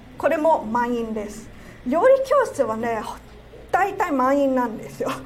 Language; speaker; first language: Japanese; non-native, fluent; Cantonese